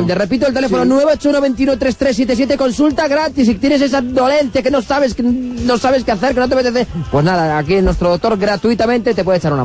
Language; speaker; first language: Spanish; native; Spanish